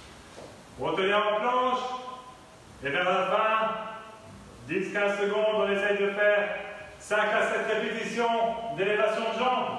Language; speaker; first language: French; native; French